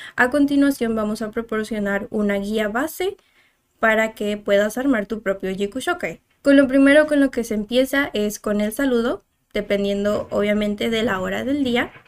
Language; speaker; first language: Spanish; native; Spanish